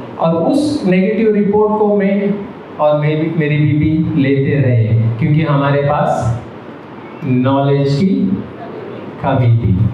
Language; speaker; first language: Hindi; non-native, local second language; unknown